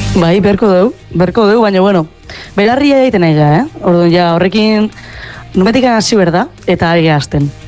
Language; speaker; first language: Basque; native; Basque